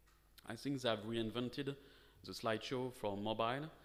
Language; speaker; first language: English; non-native, fluent; French